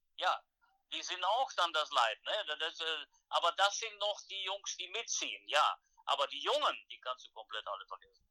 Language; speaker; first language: German; native; German